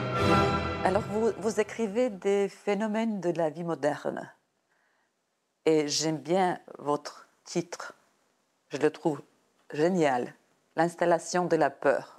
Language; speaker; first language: French; non-native, fluent; Serbian